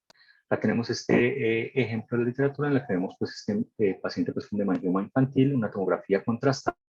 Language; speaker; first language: Spanish; native; Spanish